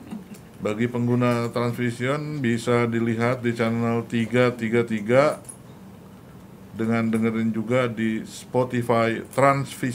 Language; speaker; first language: Indonesian; native; Indonesian